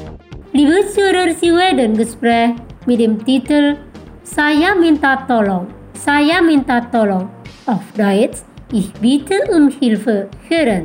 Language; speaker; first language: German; non-native, fluent; Indonesian